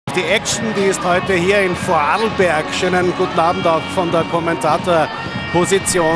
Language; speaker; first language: German; native; German